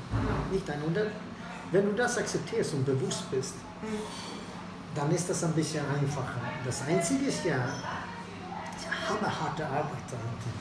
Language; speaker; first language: German; non-native, fluent; Swedish